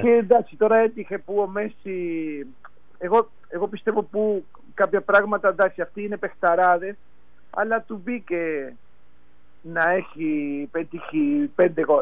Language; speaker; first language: Greek; non-native, fluent; Spanish